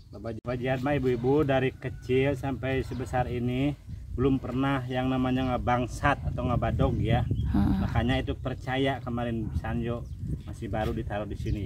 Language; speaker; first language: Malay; non-native, local second language; Sundanese